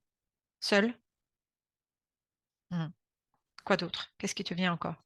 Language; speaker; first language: French; native; French